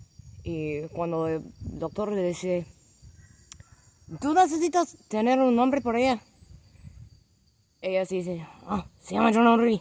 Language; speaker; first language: Spanish; non-native, learner; English